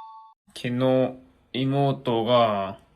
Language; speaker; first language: Japanese; non-native, learner; Korean